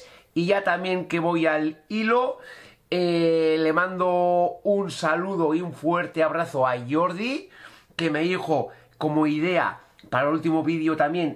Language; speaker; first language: Spanish; native; Spanish